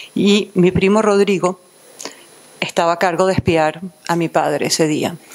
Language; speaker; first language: Spanish; native; Spanish